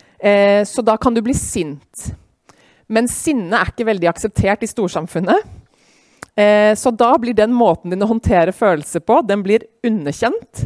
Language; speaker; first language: Norwegian; native; Norwegian